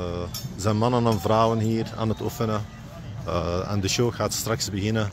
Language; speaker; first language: Dutch; non-native, fluent; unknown